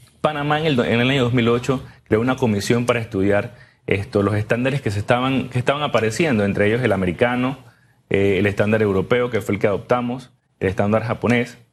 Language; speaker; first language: Spanish; native; Spanish